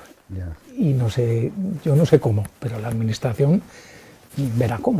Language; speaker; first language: Spanish; native; Spanish